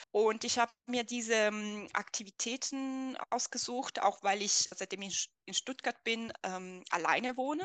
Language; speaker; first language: German; non-native, fluent; Italian